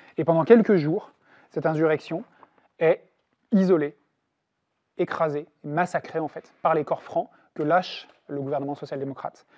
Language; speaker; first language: French; native; French